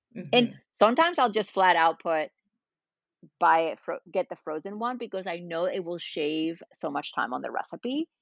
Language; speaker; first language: English; non-native, fluent; Spanish